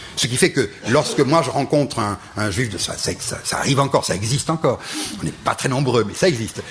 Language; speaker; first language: French; non-native, local second language; Ladino